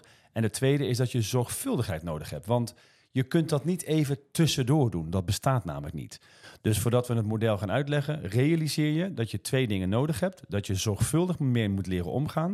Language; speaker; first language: Dutch; native; Dutch